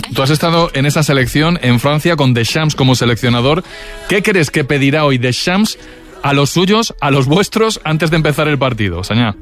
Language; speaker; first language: Spanish; native; Spanish